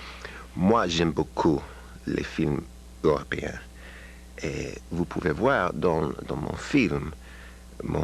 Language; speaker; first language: French; non-native, learner; English